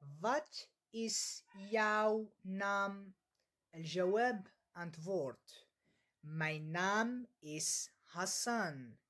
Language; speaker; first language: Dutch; non-native, learner; Arabic